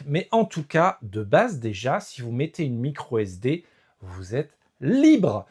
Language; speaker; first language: French; native; French